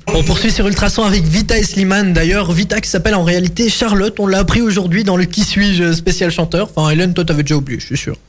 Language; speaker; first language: French; native; French